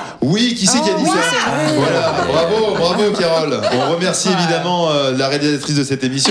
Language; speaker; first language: French; native; French